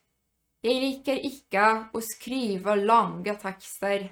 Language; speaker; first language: Norwegian; non-native, fluent; Polish